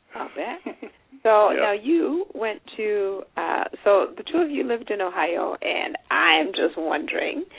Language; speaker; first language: English; non-native, local second language; Shona